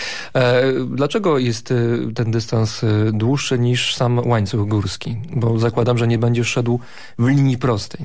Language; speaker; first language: Polish; native; Polish